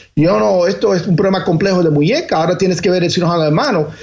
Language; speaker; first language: Spanish; early bilingual, heritage; Spanish